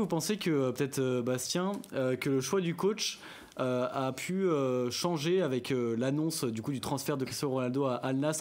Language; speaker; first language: French; native; French